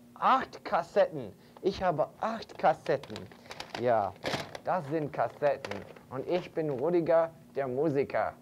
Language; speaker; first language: German; non-native, fluent; English